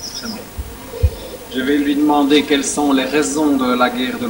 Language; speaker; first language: French; native; French